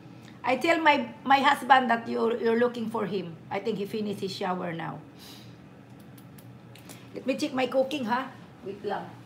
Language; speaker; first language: English; non-native, local second language; Filipino